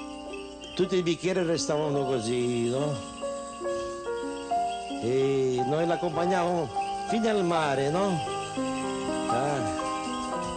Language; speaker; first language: Italian; non-native, fluent; Portuguese